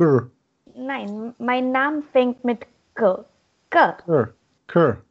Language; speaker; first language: German; non-native, learner; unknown